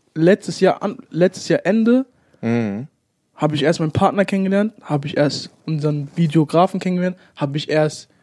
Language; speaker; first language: German; native; German